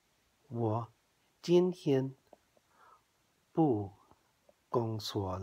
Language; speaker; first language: Chinese; non-native, learner; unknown